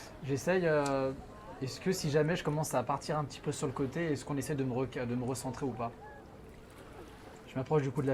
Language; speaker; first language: French; native; French